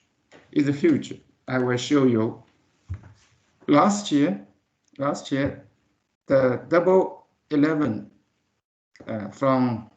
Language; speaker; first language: English; non-native, learner; Chinese